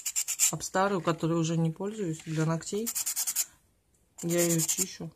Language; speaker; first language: Russian; native; Russian